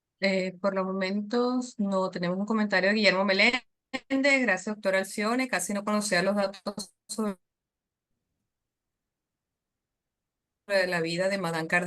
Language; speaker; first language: Spanish; native; Spanish